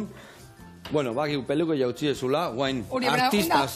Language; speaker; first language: Basque; native; Basque